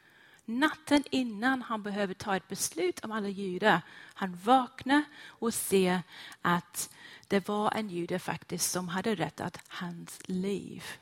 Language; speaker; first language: Swedish; non-native, fluent; English